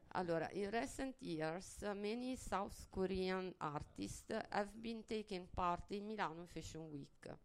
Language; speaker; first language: English; non-native, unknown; Italian